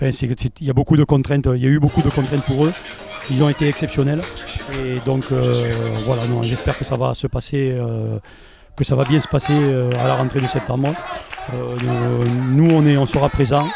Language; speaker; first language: French; native; French